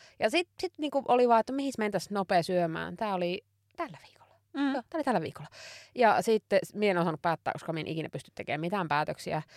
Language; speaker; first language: Finnish; native; Finnish